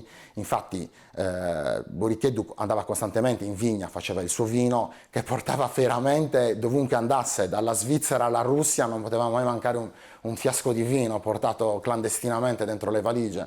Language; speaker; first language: Italian; native; Italian